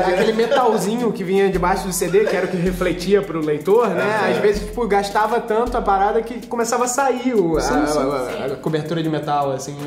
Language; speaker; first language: Portuguese; native; Portuguese